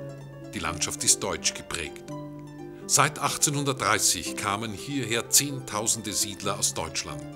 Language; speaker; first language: German; native; German